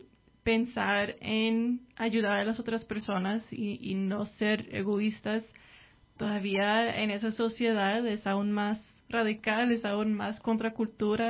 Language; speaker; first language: Spanish; non-native, fluent; English